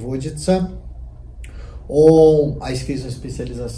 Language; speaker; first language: Russian; non-native, learner; Portuguese